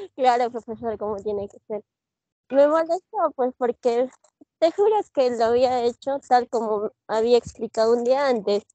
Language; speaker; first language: Spanish; native; Spanish